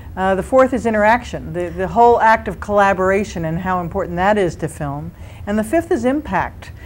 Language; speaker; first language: English; native; English